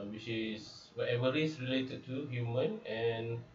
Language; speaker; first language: English; non-native, local second language; Malay